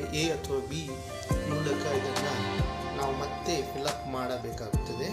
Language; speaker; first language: Kannada; native; Kannada